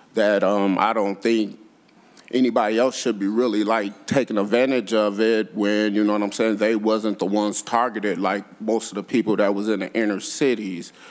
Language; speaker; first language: English; native; English